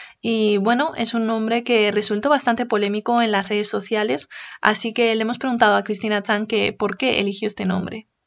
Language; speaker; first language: Spanish; early bilingual, other home language; Chinese